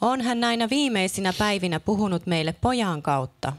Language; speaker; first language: Finnish; native; Finnish